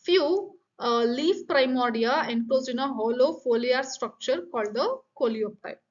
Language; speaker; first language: English; non-native, local second language; Kannada